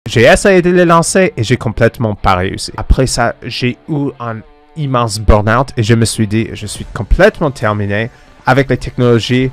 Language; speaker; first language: French; non-native, fluent; English